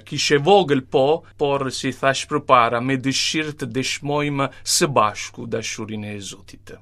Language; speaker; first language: Albanian; non-native, fluent; Italian